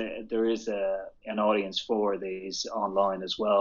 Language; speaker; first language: English; native; English